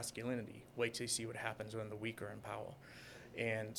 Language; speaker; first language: English; native; English